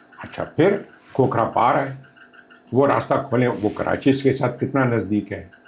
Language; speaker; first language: Urdu; non-native, local second language; Pashto